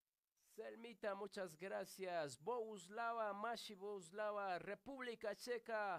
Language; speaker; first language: Russian; non-native, learner; Spanish